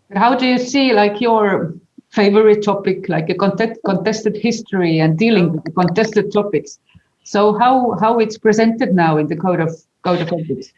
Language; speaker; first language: English; non-native, fluent; Estonian